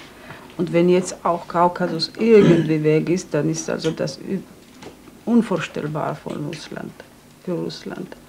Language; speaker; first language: German; non-native, fluent; Georgian